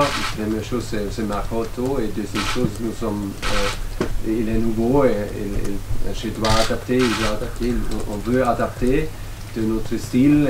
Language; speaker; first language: French; non-native, learner; German